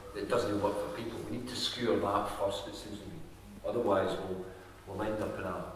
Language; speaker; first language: English; native; English